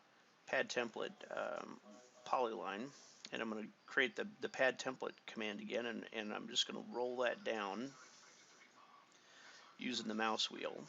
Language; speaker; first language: English; native; English